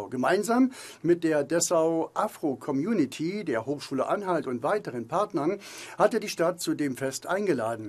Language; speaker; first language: German; native; German